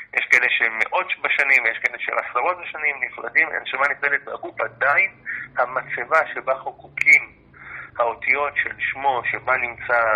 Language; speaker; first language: Hebrew; native; Hebrew